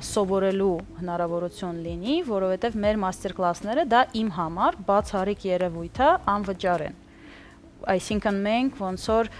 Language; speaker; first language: Armenian; early bilingual, heritage; Armenian